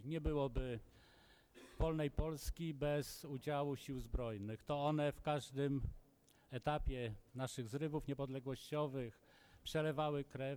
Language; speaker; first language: Polish; native; Polish